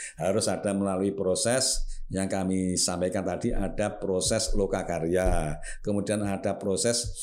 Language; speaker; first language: Indonesian; non-native, local second language; Javanese